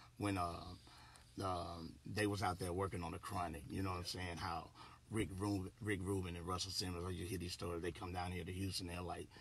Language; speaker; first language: English; native; English